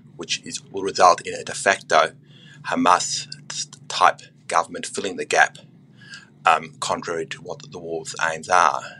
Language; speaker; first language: English; non-native, fluent; German